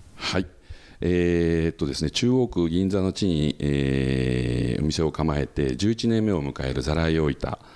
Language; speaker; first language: Japanese; native; Japanese